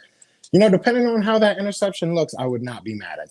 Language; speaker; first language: English; native; English